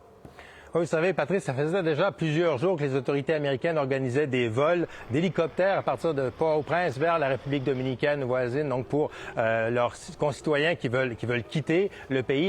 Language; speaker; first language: French; native; French